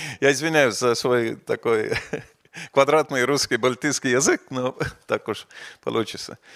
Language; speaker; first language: Russian; non-native, fluent; Estonian